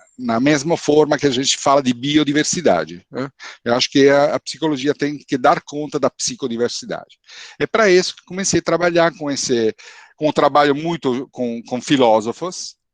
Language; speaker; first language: Portuguese; non-native, fluent; Italian